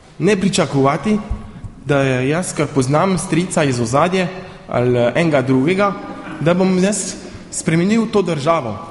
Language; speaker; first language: Slovenian; early bilingual, heritage; Slovenian